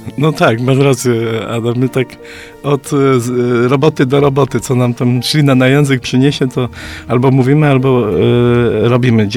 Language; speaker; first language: Polish; native; Polish